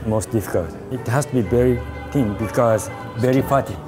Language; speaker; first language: English; non-native, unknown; Japanese